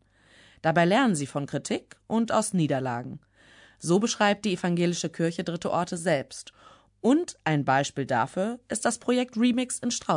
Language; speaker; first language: German; native; German